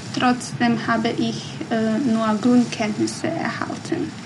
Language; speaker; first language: German; non-native, learner; Bosnian